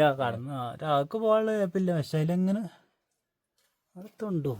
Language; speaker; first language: Malayalam; native; Malayalam